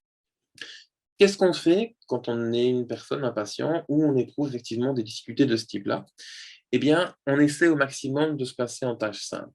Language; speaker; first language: French; native; French